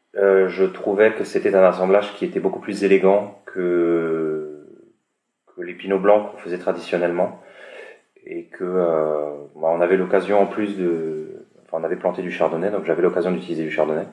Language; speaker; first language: French; native; French